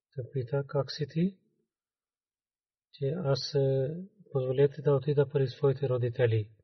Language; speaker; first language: Bulgarian; non-native, learner; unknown